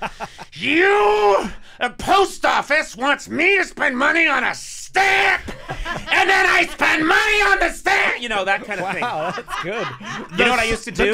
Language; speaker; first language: English; native; English